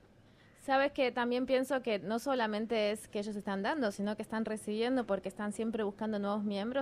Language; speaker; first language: Spanish; native; Spanish